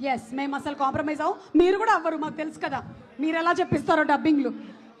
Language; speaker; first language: Telugu; native; Telugu